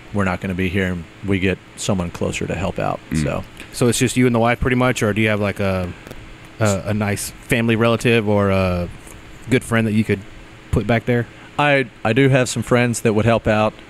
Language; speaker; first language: English; native; English